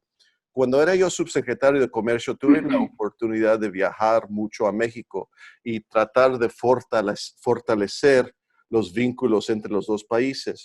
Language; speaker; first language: Spanish; early bilingual, heritage; Spanish